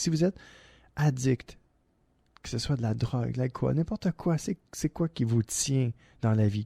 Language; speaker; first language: French; native; French